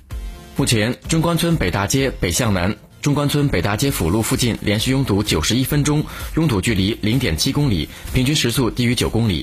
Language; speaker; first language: Chinese; native; Chinese